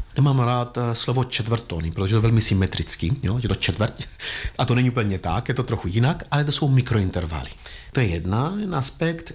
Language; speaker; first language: Czech; non-native, fluent; Greek